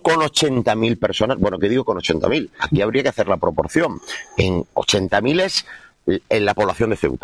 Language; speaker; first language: Spanish; native; Spanish